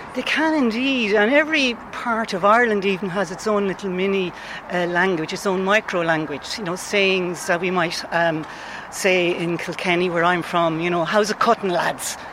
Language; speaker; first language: English; native; English